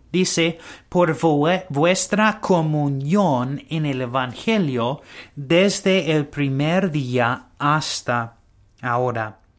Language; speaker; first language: Spanish; non-native, learner; English